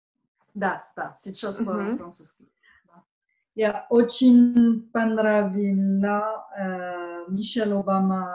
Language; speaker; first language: Russian; non-native, learner; French